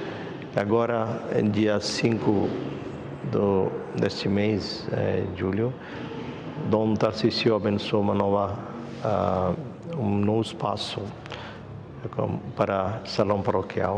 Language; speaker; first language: Portuguese; non-native, fluent; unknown